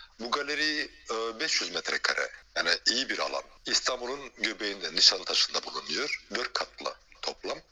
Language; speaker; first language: Turkish; early bilingual, heritage; Turkish